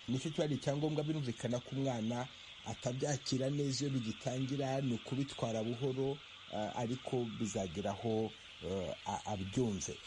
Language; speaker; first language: Kinyarwanda; native; Kinyarwanda